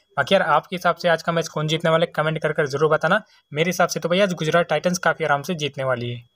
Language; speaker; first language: Hindi; native; Hindi